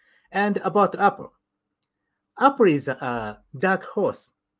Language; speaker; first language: English; non-native, learner; Japanese